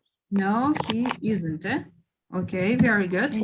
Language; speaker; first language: English; non-native, fluent; Kyrgyz